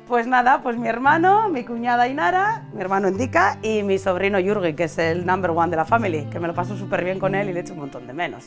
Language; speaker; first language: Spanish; native; Spanish